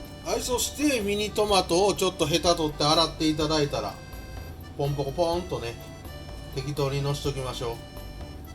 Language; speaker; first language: Japanese; native; Japanese